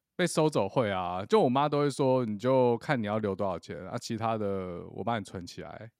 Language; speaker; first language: Chinese; native; Chinese